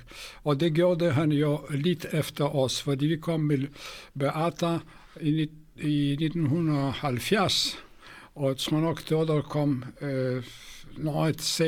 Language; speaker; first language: Swedish; non-native, fluent; Polish